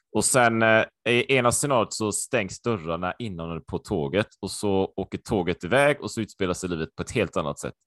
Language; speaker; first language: Swedish; native; Swedish